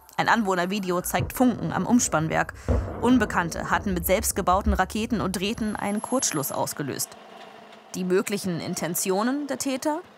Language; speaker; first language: German; native; German